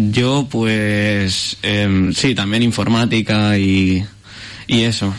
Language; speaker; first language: Catalan; non-native, local second language; Spanish